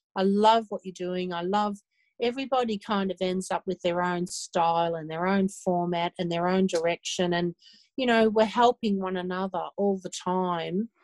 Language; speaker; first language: English; native; English